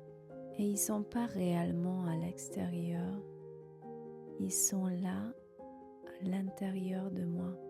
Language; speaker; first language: French; non-native, fluent; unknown